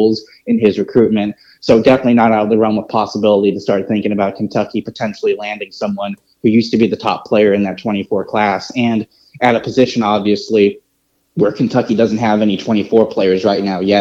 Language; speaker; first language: English; native; English